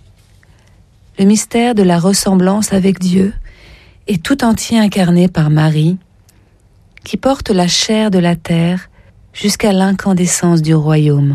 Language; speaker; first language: French; native; French